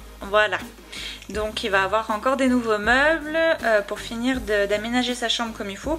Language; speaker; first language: French; native; French